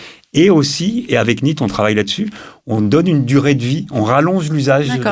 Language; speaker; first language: French; native; French